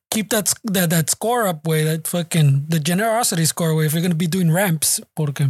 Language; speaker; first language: English; early bilingual, other home language; Spanish